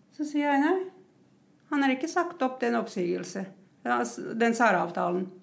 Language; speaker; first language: Norwegian; non-native, fluent; Croatian